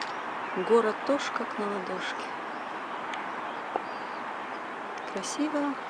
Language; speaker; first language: Russian; native; Russian